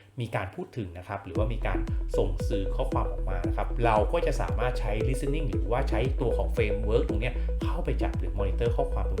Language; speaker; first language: Thai; native; Thai